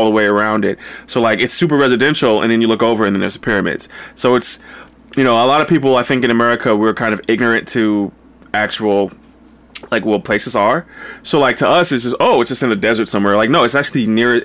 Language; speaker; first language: English; native; English